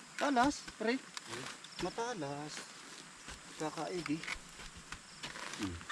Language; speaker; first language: Filipino; native; Filipino